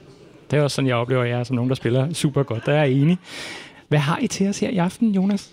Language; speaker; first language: Danish; native; Danish